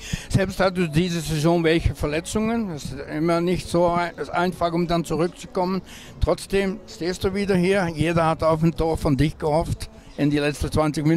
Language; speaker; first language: German; non-native, learner; Dutch